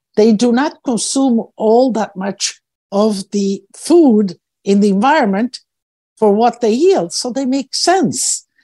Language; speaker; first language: English; early bilingual, other home language; Croatian